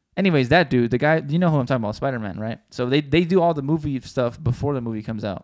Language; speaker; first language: English; early bilingual, other home language; Spanish